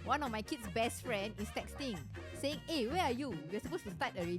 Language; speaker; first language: English; native; English